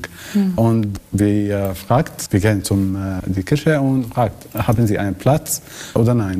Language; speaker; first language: German; non-native, learner; Arabic